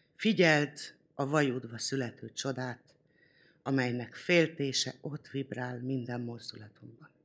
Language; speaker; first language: Hungarian; non-native, local second language; Romany